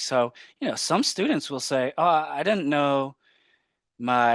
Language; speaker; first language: English; native; English